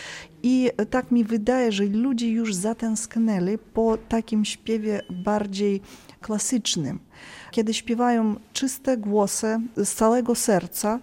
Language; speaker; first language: Polish; early bilingual, heritage; Polish